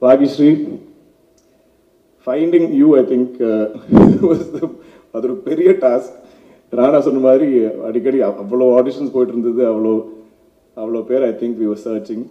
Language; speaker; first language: Tamil; non-native, local second language; Malayalam